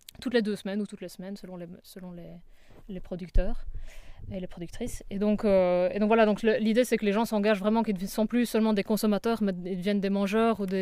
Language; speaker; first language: French; native; French